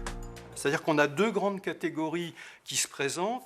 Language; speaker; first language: French; native; French